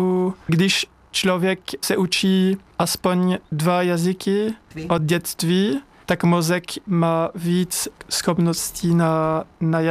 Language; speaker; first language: Czech; non-native, learner; French